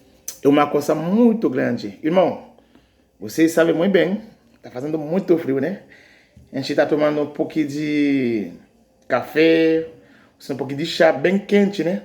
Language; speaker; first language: Portuguese; non-native, learner; Haitian Creole